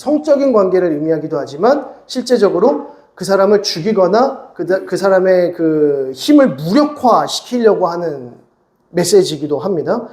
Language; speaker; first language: Korean; native; Korean